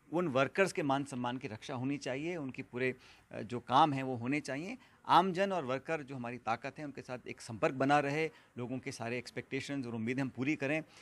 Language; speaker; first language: Hindi; native; Hindi